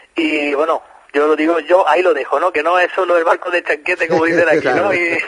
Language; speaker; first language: Spanish; native; Spanish